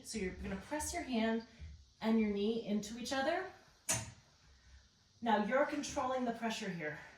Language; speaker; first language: English; native; English